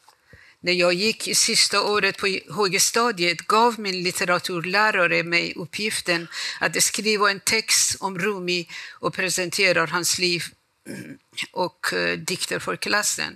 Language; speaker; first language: Swedish; non-native, fluent; Persian